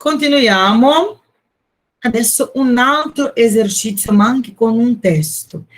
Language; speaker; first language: Italian; non-native, fluent; Portuguese